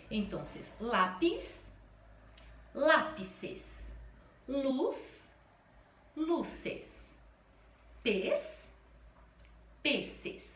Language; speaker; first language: Spanish; non-native, fluent; Portuguese